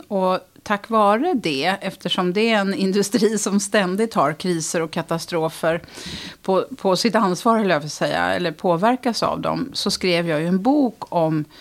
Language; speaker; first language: Swedish; native; Swedish